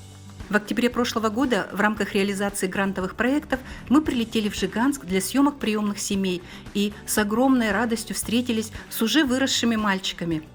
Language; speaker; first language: Russian; native; Russian